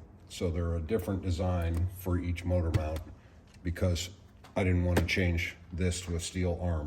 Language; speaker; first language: English; native; English